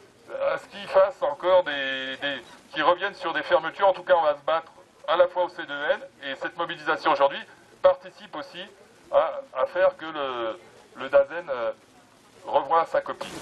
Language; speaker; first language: French; native; French